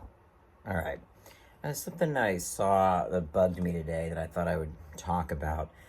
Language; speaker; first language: English; native; English